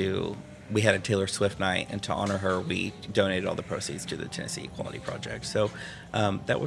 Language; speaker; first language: English; native; English